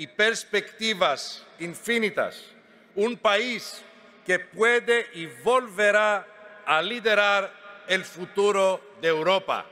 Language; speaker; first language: Spanish; non-native, fluent; Greek